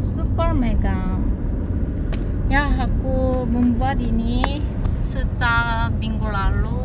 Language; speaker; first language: Indonesian; non-native, fluent; Korean